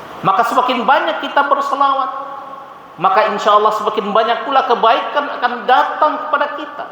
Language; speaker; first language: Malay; non-native, local second language; Minangkabau